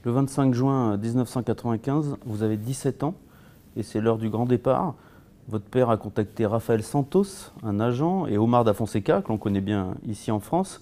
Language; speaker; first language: French; native; French